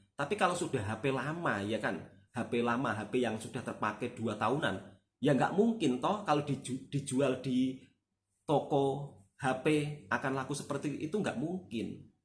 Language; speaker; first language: Indonesian; native; Indonesian